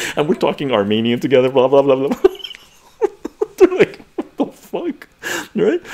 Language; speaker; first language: English; early bilingual, other home language; Persian